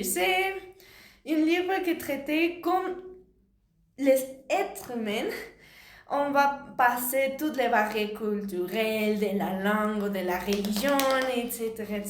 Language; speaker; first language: French; non-native, learner; Spanish